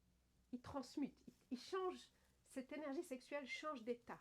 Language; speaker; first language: French; native; French